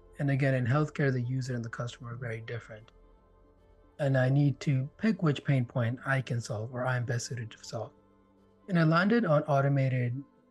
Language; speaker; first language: English; non-native, local second language; Hindi